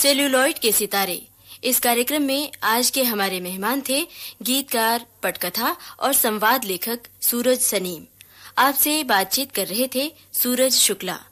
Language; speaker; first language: Hindi; native; Hindi